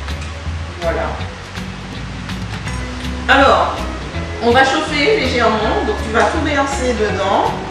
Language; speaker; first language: French; native; French